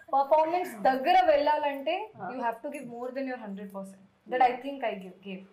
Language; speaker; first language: Telugu; non-native, fluent; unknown